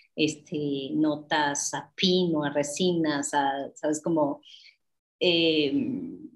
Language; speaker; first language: Spanish; non-native, fluent; English